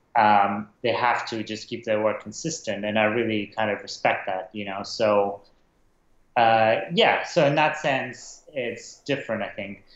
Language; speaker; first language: English; non-native, fluent; Russian